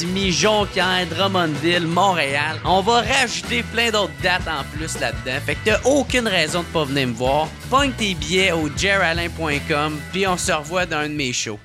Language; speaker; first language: French; native; French